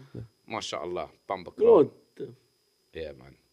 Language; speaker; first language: English; native; English